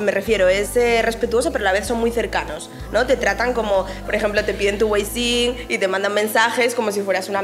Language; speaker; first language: Spanish; native; Spanish